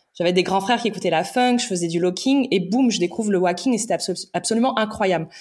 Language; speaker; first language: French; native; French